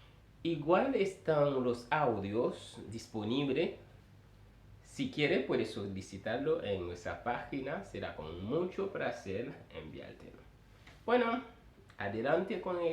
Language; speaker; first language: Spanish; non-native, fluent; Haitian Creole